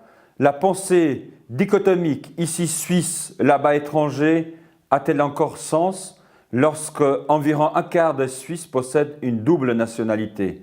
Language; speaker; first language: French; native; French